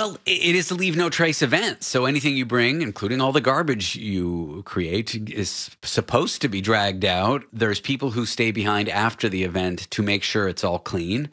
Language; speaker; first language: English; native; English